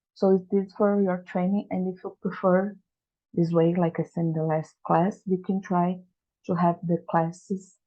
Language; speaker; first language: English; non-native, fluent; Portuguese